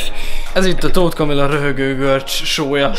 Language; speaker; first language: Hungarian; native; Hungarian